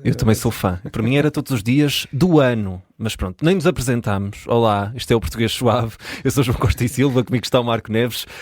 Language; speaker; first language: Portuguese; native; Portuguese